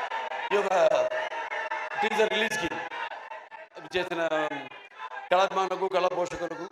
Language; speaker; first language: Telugu; native; Telugu